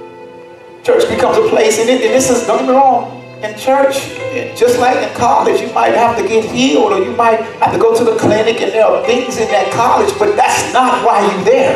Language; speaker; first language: English; native; English